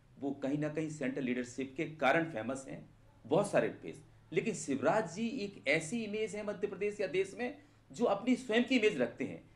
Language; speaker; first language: Hindi; native; Hindi